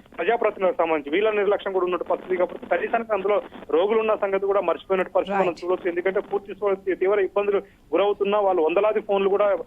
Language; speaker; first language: Telugu; native; Telugu